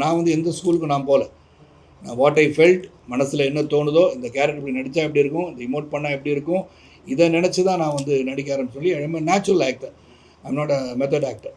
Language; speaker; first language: Tamil; native; Tamil